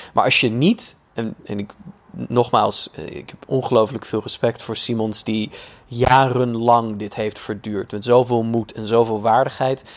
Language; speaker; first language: Dutch; native; Dutch